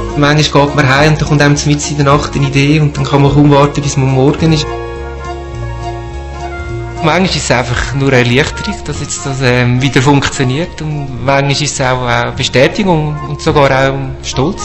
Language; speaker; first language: German; native; German